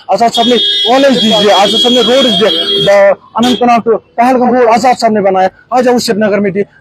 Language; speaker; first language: Hindi; non-native, local second language; Kashmiri